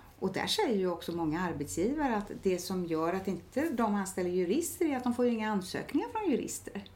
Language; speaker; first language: Swedish; native; Swedish